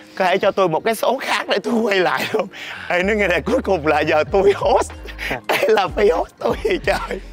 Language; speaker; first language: Vietnamese; native; Vietnamese